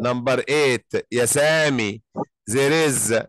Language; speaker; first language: Arabic; native; Arabic